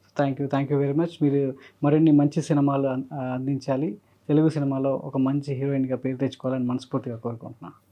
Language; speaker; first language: Telugu; native; Telugu